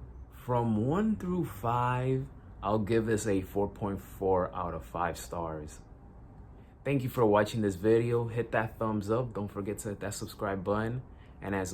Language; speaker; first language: English; native; English